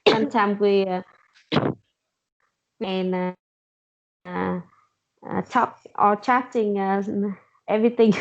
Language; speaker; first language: English; non-native, learner; Vietnamese